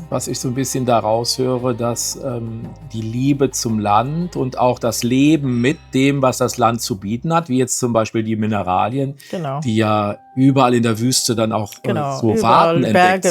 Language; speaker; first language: German; native; German